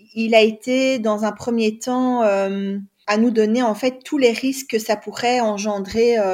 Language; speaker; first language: French; native; French